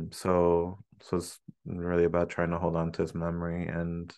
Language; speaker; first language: English; early bilingual, other home language; Spanish